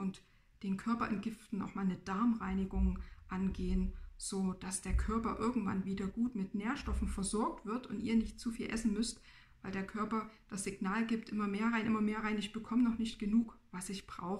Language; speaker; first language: German; native; German